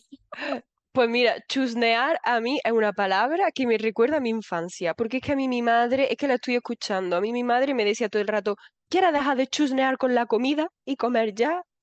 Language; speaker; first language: Spanish; native; Spanish